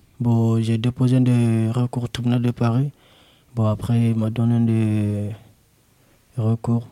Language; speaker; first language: French; non-native, local second language; Soninke